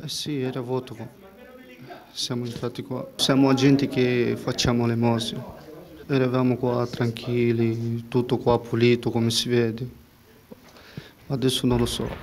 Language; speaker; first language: Italian; non-native, learner; Romanian